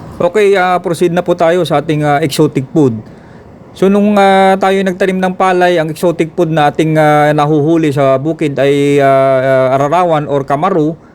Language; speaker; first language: Filipino; non-native, local second language; Iloko